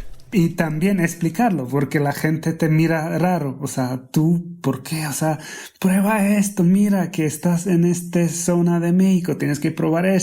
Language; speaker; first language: Spanish; non-native, fluent; Hungarian